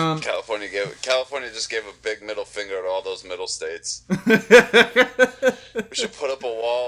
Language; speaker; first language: English; native; English